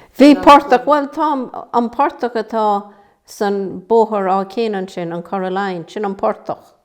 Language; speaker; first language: Irish; native; Irish